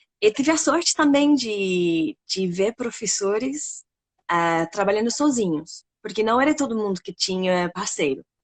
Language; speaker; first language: Portuguese; non-native, fluent; English